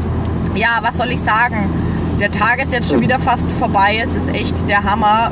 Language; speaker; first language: German; native; German